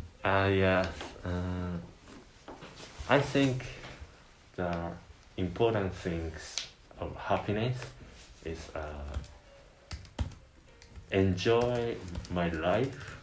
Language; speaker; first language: English; non-native, learner; Japanese